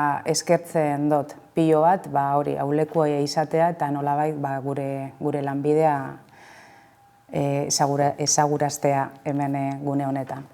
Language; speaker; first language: Basque; native; Basque